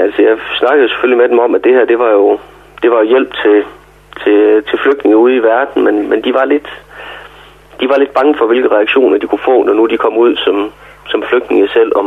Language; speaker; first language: Danish; native; Danish